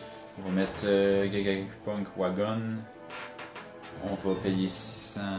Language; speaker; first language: French; native; French